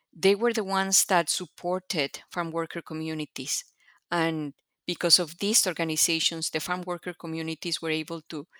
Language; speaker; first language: English; non-native, fluent; Spanish